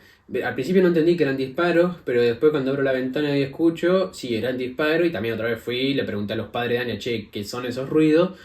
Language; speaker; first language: Spanish; native; Spanish